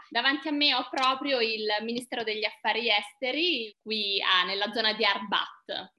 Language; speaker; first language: Italian; native; Italian